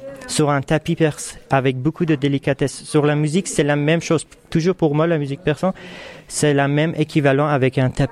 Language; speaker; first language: French; non-native, fluent; Persian